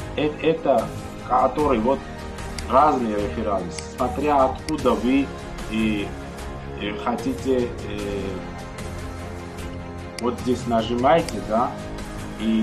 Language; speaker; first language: Russian; non-native, learner; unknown